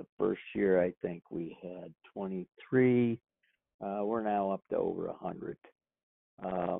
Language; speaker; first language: English; native; English